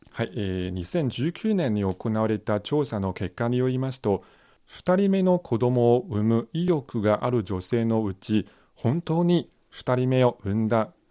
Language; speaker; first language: Japanese; non-native, fluent; Chinese